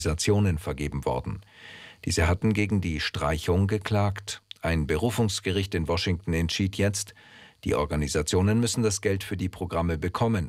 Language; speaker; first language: German; native; German